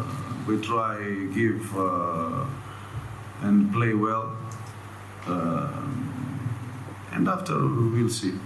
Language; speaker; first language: English; non-native, learner; Portuguese